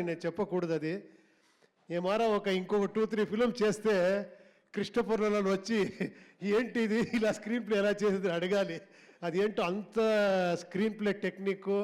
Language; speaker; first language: Telugu; non-native, local second language; Kannada